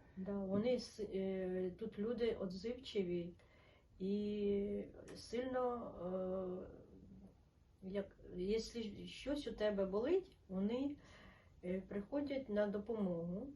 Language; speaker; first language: Ukrainian; non-native, local second language; Russian